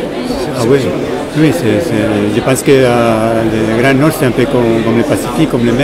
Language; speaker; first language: French; non-native, fluent; Spanish